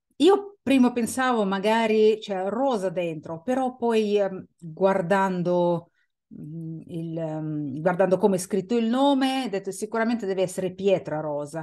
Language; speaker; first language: Italian; non-native, fluent; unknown